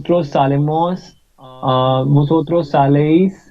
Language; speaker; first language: Spanish; non-native, learner; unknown